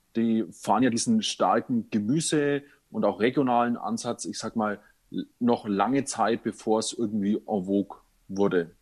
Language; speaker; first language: German; native; German